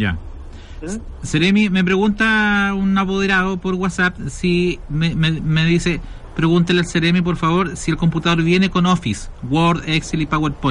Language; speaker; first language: Spanish; native; Spanish